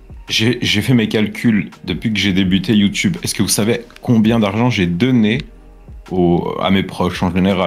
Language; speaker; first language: French; native; French